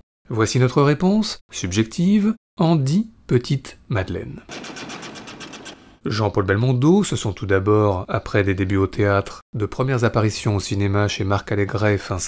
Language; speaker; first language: French; native; French